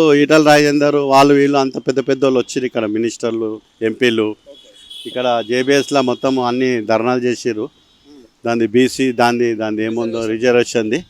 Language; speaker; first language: Telugu; native; Telugu